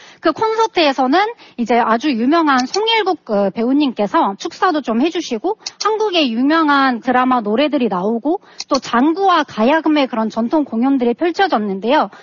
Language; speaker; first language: Korean; non-native, fluent; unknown